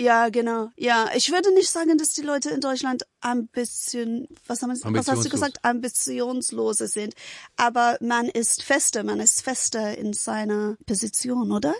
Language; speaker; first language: German; non-native, fluent; English